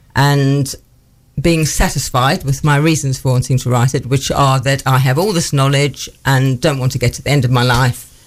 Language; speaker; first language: English; native; English